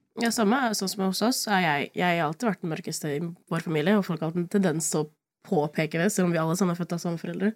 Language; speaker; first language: Norwegian; early bilingual, other home language; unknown